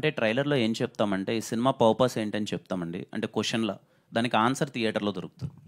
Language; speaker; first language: Telugu; native; Telugu